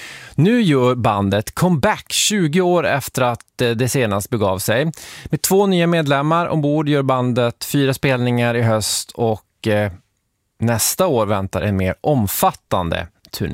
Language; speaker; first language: Swedish; native; Swedish